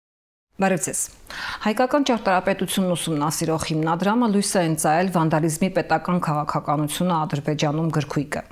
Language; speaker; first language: Armenian; native; Armenian